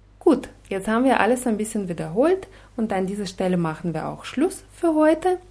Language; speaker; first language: German; non-native, fluent; Russian